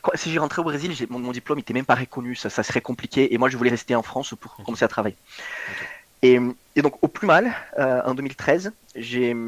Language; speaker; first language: French; non-native, fluent; Portuguese